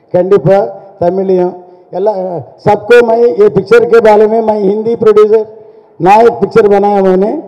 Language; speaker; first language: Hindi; non-native, local second language; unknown